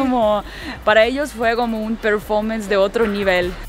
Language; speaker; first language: Spanish; early bilingual, heritage; Russian